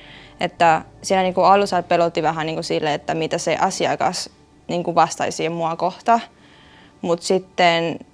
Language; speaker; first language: Finnish; non-native, fluent; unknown